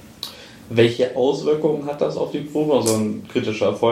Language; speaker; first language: German; native; German